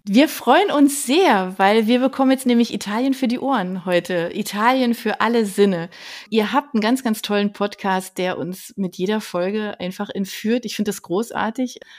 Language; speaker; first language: German; native; German